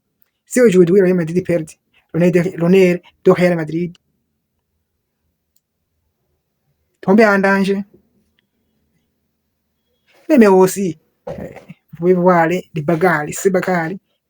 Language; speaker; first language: French; non-native, local second language; Kinyarwanda